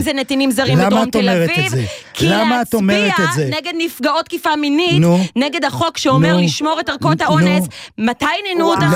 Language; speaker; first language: Hebrew; native; Hebrew